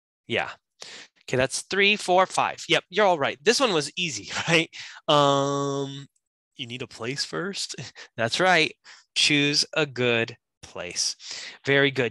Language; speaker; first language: English; native; English